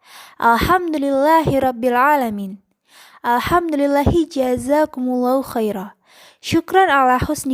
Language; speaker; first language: Arabic; non-native, fluent; Indonesian